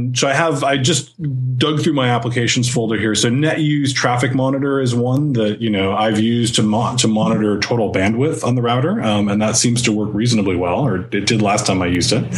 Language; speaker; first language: English; native; English